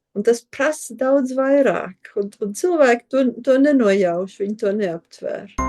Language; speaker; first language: Latvian; early bilingual, heritage; Latvian